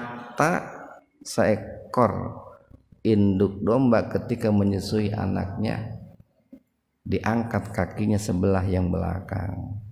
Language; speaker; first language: Indonesian; native; Indonesian